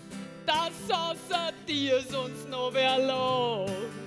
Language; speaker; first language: German; native; German